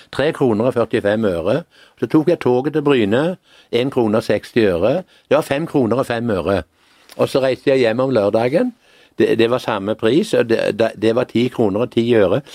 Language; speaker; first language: Norwegian; native; Norwegian